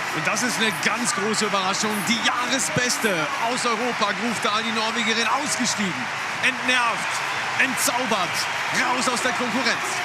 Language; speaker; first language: German; native; German